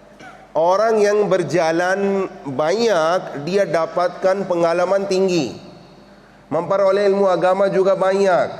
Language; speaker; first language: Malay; non-native, fluent; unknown